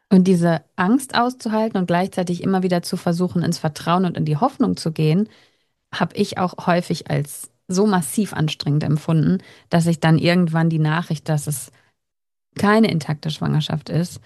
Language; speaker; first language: German; native; German